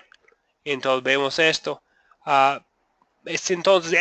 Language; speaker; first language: Spanish; non-native, fluent; English